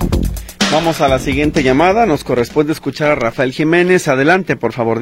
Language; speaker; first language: Spanish; native; Spanish